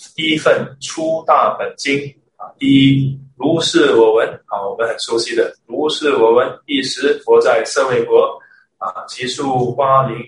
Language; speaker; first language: Chinese; early bilingual, other home language; English